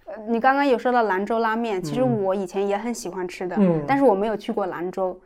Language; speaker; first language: Chinese; native; Chinese